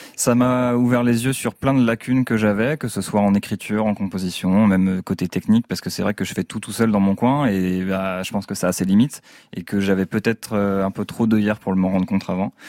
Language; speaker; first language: French; native; French